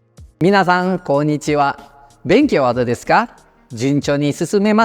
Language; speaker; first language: Japanese; non-native, fluent; Indonesian